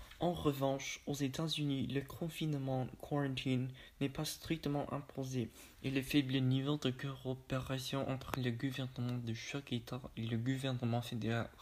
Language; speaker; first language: French; non-native, learner; English